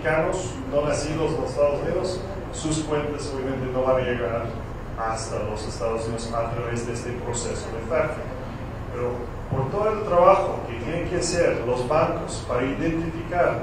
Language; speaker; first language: Spanish; non-native, fluent; English